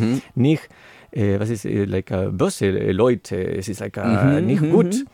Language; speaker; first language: German; non-native, learner; Spanish